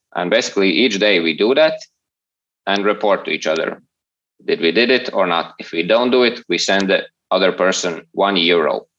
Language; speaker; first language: English; non-native, fluent; Latvian